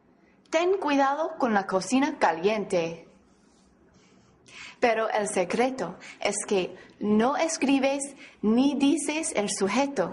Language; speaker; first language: Spanish; non-native, fluent; English